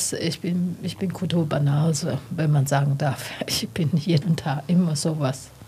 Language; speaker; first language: German; non-native, learner; Chinese